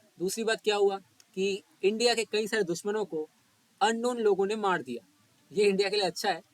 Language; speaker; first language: Hindi; non-native, local second language; Bangla